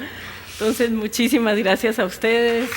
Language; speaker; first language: Spanish; native; Spanish